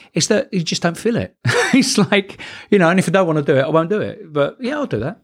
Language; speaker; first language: English; native; English